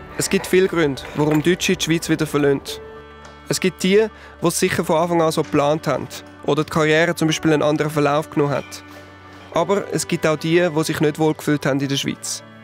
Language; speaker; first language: German; native; German